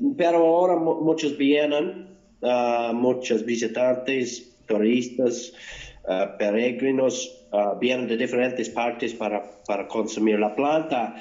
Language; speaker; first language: Spanish; non-native, learner; English